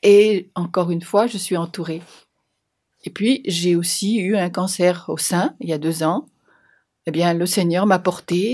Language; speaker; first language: French; native; French